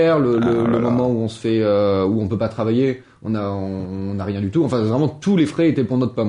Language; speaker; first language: French; native; French